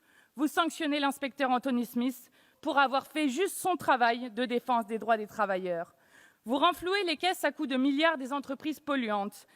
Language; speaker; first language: French; native; French